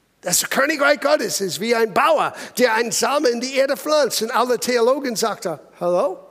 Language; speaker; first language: German; non-native, fluent; English